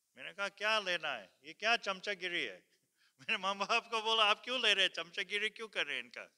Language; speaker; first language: Hindi; early bilingual, heritage; Hindi